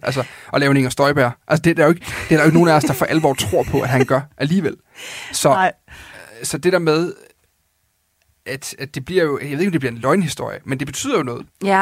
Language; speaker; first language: Danish; native; Danish